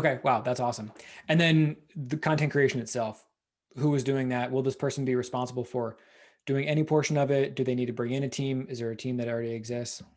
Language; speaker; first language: English; native; English